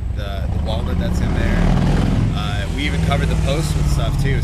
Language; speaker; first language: English; native; English